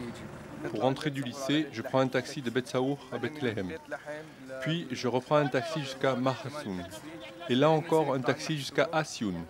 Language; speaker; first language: French; native; French